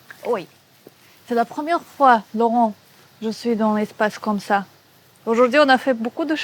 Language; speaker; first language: French; non-native, learner; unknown